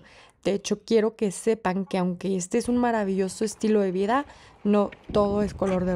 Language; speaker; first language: Spanish; native; Spanish